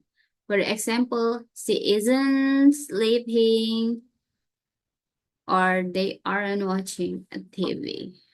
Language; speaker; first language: English; non-native, learner; Indonesian